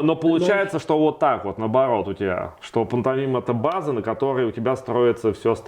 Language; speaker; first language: Russian; native; Russian